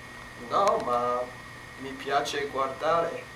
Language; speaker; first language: Italian; non-native, learner; English